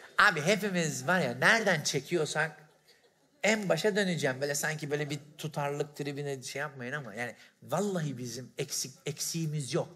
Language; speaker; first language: Turkish; native; Turkish